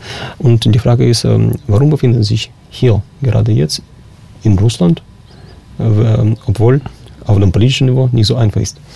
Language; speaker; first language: German; non-native, fluent; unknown